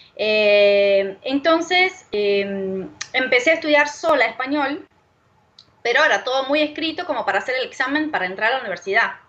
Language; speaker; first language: Spanish; non-native, fluent; Portuguese